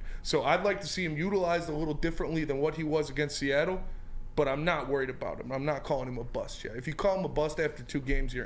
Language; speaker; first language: English; native; English